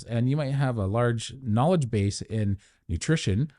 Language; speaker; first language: English; native; English